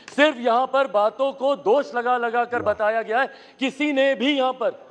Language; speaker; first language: Hindi; native; Hindi